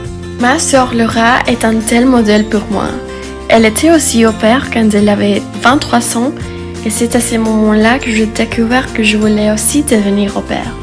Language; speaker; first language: French; non-native, learner; Spanish